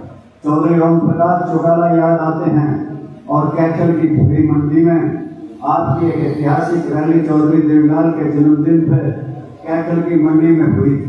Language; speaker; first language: Hindi; native; Hindi